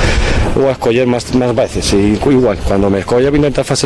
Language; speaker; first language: Portuguese; non-native, fluent; Spanish